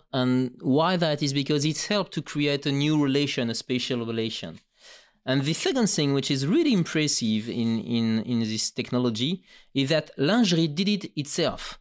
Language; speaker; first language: English; non-native, fluent; French